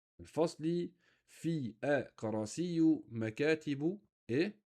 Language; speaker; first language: Arabic; non-native, fluent; French